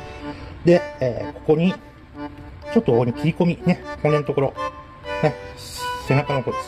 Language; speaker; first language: Japanese; native; Japanese